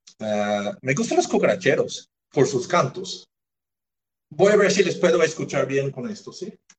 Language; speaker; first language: Spanish; non-native, fluent; English